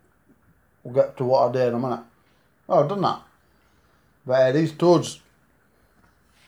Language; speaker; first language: English; native; English